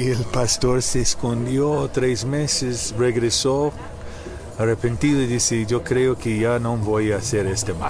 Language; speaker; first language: Spanish; non-native, learner; English